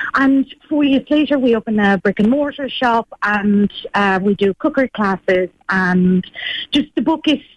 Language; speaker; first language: English; non-native, fluent; Spanish